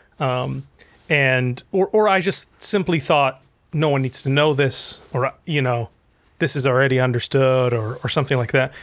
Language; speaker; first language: English; early bilingual, other home language; Arabic